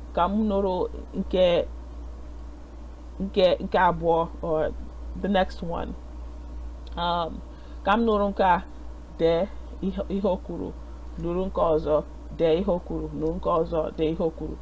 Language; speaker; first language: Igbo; non-native, learner; English